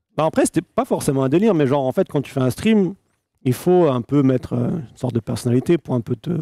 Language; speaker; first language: French; native; French